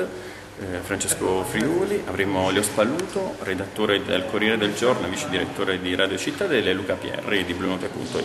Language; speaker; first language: Italian; native; Italian